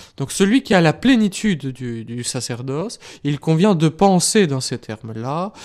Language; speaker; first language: French; non-native, fluent; Russian